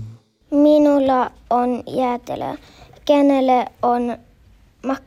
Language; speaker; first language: Finnish; early bilingual, heritage; Finnish